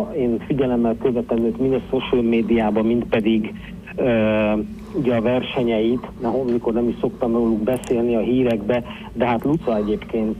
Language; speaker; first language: Hungarian; native; Hungarian